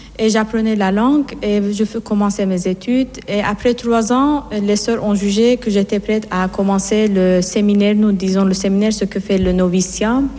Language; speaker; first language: French; non-native, fluent; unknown